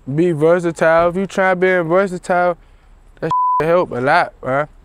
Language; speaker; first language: English; native; English